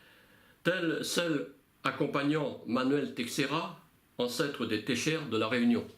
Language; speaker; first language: French; native; French